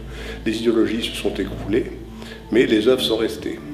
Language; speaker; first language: French; native; French